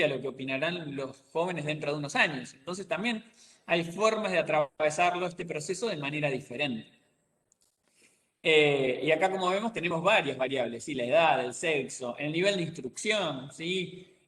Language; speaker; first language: Spanish; native; Spanish